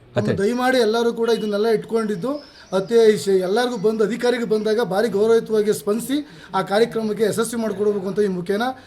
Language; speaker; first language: Kannada; native; Kannada